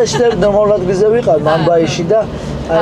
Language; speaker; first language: Georgian; native; Georgian